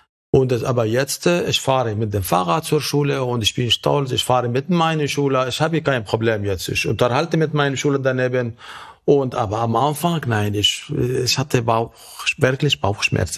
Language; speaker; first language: German; non-native, fluent; Arabic